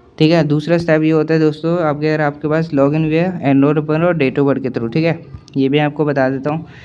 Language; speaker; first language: Hindi; native; Hindi